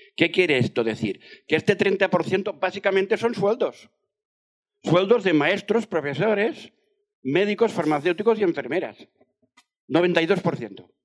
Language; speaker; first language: Spanish; non-native, fluent; French